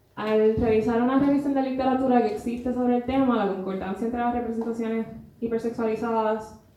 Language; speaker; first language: Spanish; native; Spanish